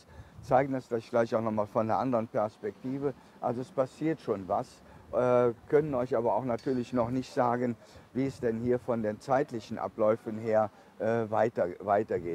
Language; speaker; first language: German; native; German